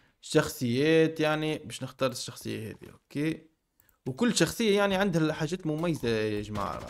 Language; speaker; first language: Arabic; native; Arabic